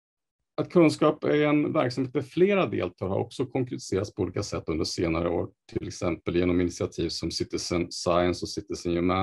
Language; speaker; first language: Swedish; native; Swedish